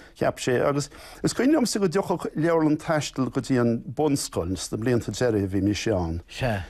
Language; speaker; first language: Irish; non-native, local second language; English